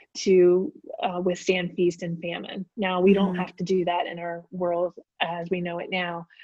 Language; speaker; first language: English; native; English